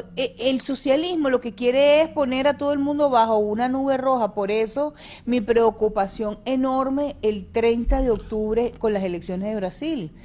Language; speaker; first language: Spanish; native; Spanish